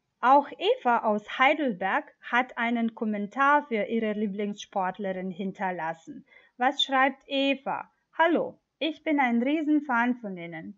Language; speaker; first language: German; non-native, fluent; Macedonian